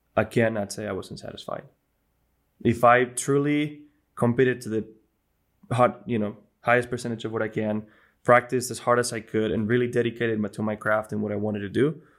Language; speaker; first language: English; non-native, fluent; Spanish